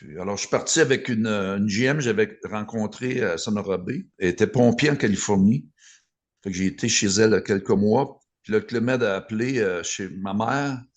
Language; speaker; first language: French; native; French